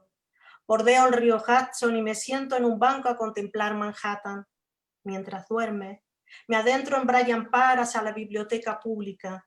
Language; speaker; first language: Spanish; native; Spanish